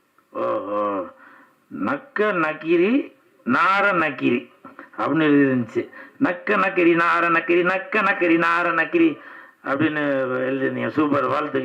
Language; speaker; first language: Tamil; native; Tamil